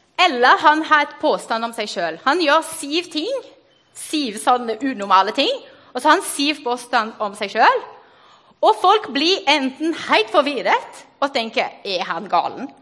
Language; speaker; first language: Norwegian; non-native, fluent; Portuguese